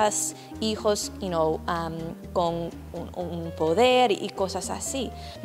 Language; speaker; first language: Spanish; non-native, fluent; English